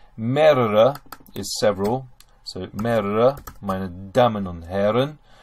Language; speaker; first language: German; non-native, fluent; English